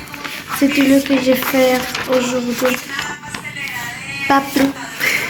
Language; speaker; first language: French; non-native, learner; Spanish